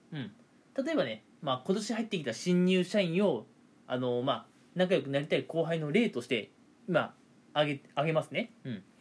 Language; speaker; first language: Japanese; native; Japanese